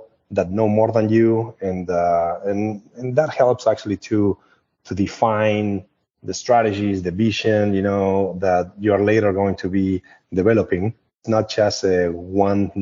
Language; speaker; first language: English; non-native, fluent; Spanish